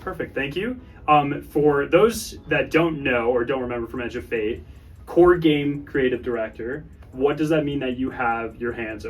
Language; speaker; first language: English; native; English